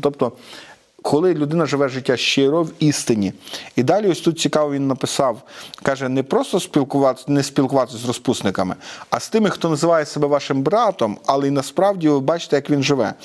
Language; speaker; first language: Ukrainian; native; Ukrainian